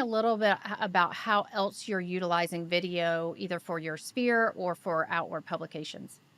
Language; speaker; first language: English; native; English